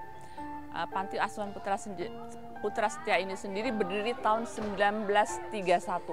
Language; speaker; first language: Indonesian; native; Indonesian